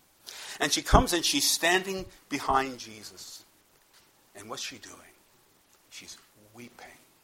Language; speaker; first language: English; native; English